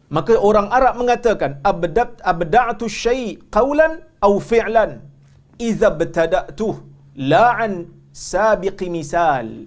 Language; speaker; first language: Malay; native; Malay